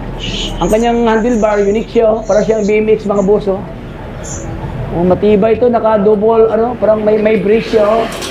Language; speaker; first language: Filipino; native; Filipino